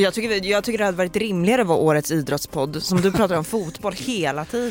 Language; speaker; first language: Swedish; native; Swedish